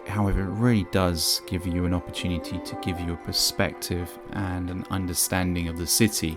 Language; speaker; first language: English; native; English